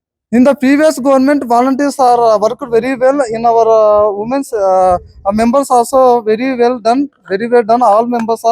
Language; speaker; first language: English; non-native, local second language; Telugu